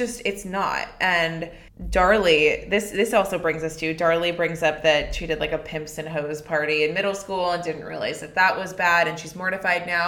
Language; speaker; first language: English; native; English